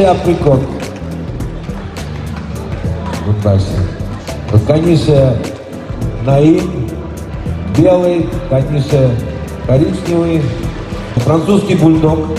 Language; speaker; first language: Russian; non-native, fluent; Georgian